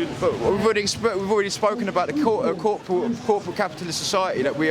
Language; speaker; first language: English; native; English